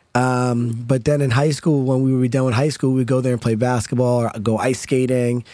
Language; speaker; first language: English; native; English